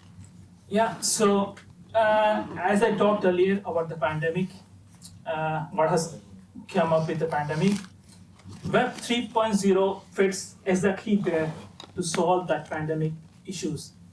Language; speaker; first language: English; non-native, fluent; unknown